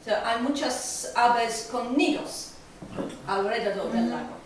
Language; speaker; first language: Spanish; non-native, learner; English